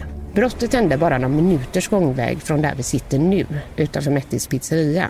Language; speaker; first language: Swedish; native; Swedish